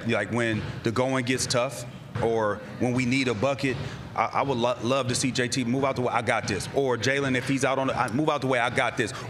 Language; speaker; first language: English; native; English